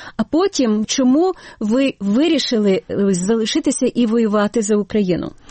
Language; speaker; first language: Ukrainian; native; Ukrainian